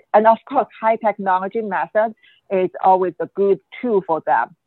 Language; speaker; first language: English; non-native, fluent; Chinese